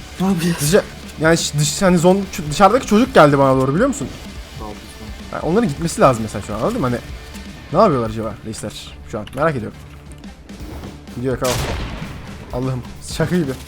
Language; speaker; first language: Turkish; native; Turkish